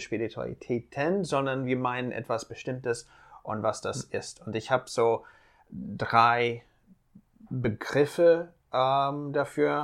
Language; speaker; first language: German; non-native, fluent; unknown